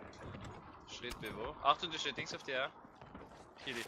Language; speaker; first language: German; native; German